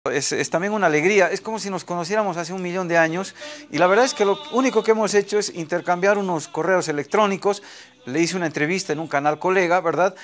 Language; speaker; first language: Spanish; native; Spanish